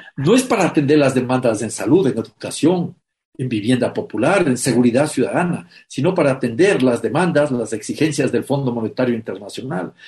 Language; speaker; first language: Spanish; native; Spanish